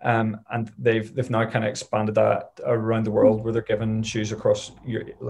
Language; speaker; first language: English; native; English